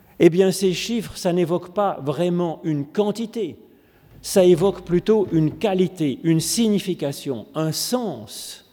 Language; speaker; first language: French; native; French